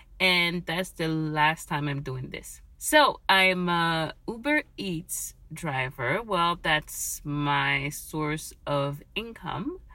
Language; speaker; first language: English; non-native, fluent; French